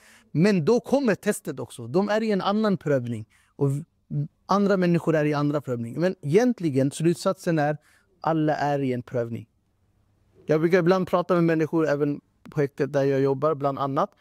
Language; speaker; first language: Swedish; non-native, fluent; Urdu